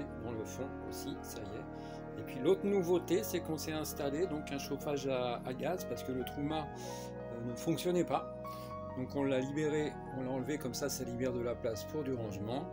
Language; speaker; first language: French; native; French